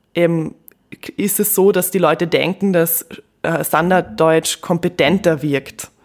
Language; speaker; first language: German; native; German